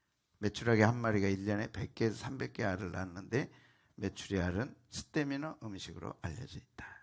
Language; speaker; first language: Korean; native; Korean